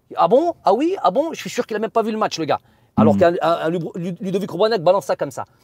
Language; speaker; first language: French; native; French